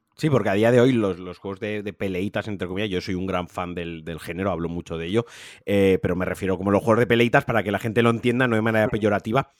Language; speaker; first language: Spanish; native; Spanish